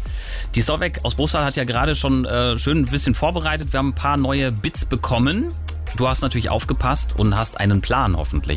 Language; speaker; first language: German; native; German